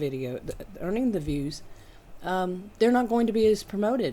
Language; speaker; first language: English; native; English